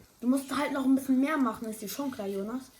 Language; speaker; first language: German; early bilingual, other home language; Thai